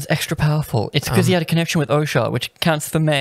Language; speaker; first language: English; native; English